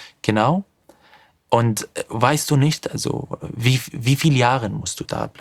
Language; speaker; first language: German; non-native, fluent; Arabic